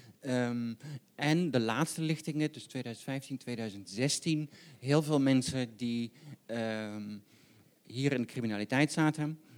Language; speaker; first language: Dutch; native; Dutch